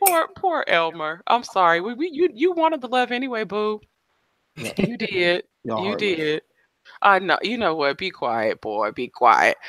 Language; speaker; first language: English; native; English